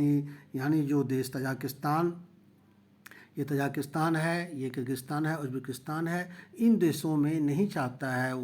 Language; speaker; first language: Hindi; native; Hindi